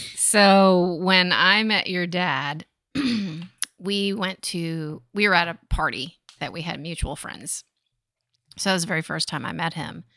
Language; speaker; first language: English; native; English